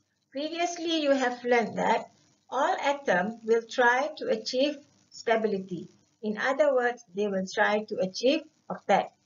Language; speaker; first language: English; non-native, local second language; Malay